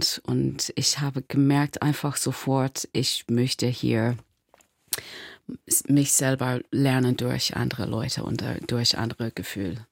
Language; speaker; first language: German; non-native, fluent; English